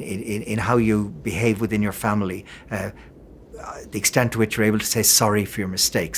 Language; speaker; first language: English; native; English